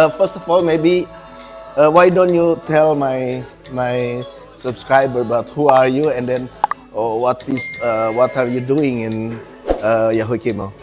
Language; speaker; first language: English; non-native, fluent; Indonesian